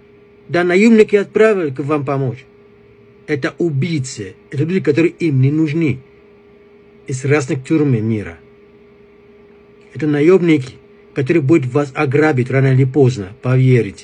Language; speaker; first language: Russian; non-native, fluent; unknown